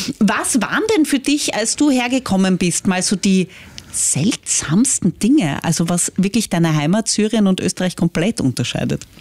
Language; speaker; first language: German; native; German